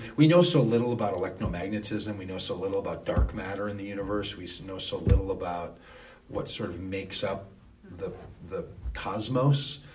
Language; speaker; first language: English; native; English